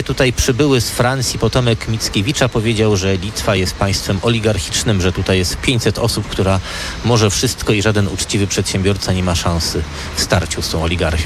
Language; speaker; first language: Polish; native; Polish